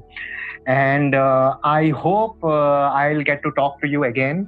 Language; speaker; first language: English; non-native, local second language; Assamese